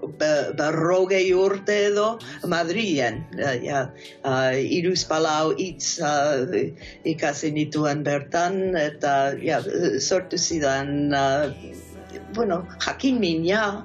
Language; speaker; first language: Basque; non-native, fluent; English